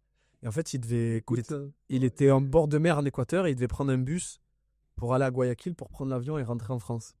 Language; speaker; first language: French; native; French